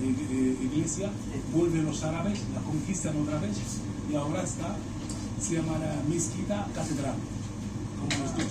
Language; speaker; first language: Spanish; non-native, fluent; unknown